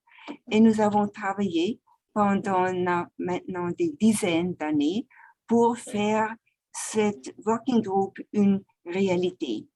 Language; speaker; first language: French; non-native, fluent; Swiss German